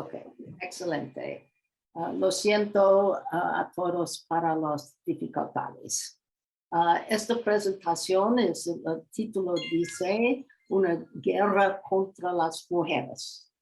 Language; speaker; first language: Spanish; non-native, learner; English